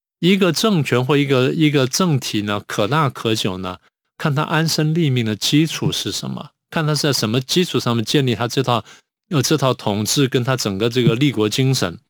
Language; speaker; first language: Chinese; native; Chinese